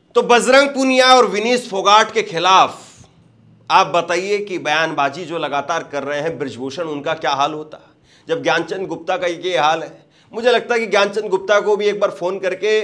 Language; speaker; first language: Hindi; native; Hindi